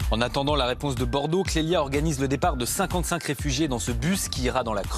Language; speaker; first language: French; native; French